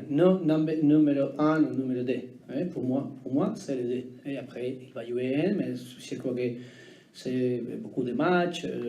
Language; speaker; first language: French; non-native, learner; Spanish